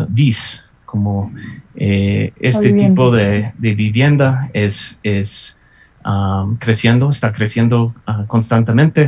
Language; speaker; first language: Spanish; non-native, fluent; English